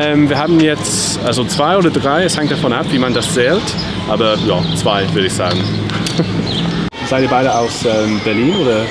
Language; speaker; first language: German; non-native, fluent; English